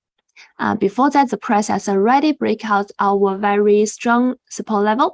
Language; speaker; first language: English; non-native, fluent; Chinese